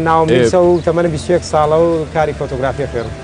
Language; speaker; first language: Danish; non-native, fluent; Central Kurdish